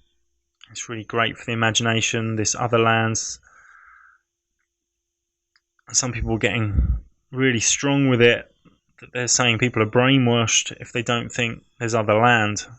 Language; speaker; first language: English; native; English